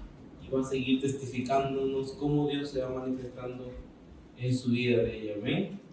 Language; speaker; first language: Spanish; native; Spanish